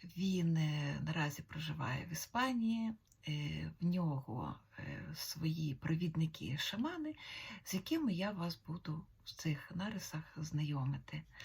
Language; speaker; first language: Ukrainian; native; Ukrainian